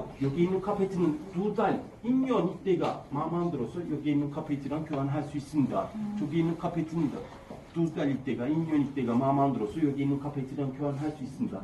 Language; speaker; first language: Korean; non-native, learner; Turkish